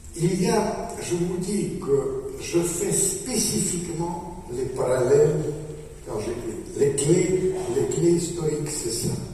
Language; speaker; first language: French; non-native, fluent; Russian